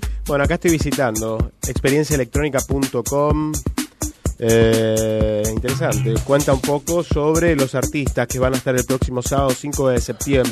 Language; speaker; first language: Spanish; native; Spanish